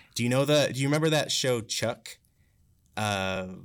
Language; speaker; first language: English; native; English